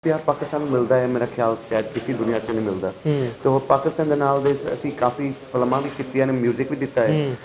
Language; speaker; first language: Punjabi; early bilingual, heritage; Punjabi